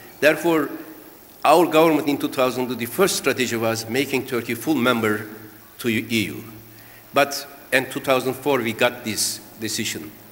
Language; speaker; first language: English; non-native, fluent; Turkish